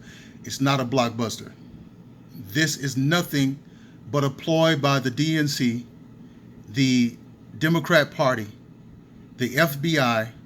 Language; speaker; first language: English; native; English